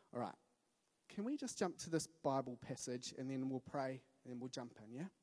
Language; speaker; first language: English; native; English